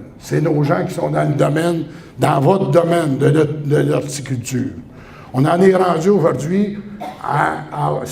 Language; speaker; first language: French; native; French